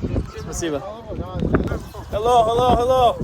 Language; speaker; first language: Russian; non-native, learner; English